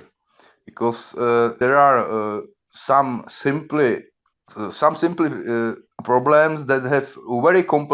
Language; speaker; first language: English; non-native, learner; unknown